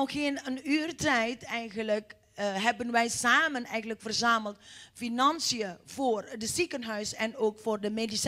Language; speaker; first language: Dutch; non-native, fluent; Indonesian